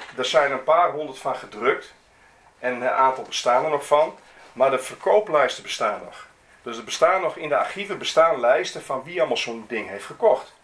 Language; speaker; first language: Dutch; native; Dutch